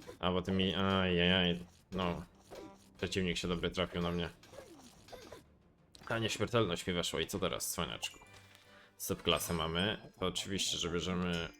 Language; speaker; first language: Polish; native; Polish